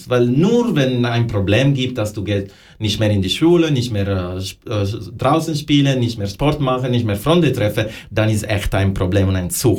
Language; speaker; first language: German; non-native, fluent; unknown